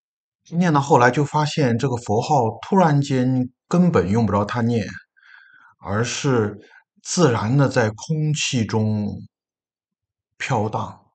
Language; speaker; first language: Chinese; native; Chinese